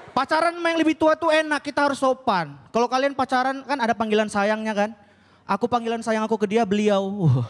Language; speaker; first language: Indonesian; native; Indonesian